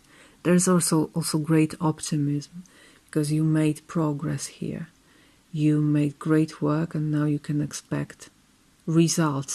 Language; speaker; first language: English; non-native, fluent; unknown